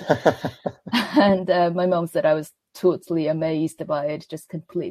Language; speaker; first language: English; non-native, fluent; Korean